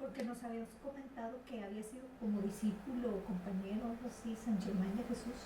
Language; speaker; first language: Spanish; native; Spanish